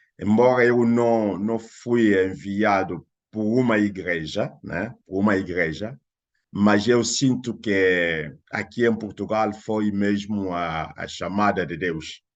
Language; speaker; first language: Portuguese; non-native, fluent; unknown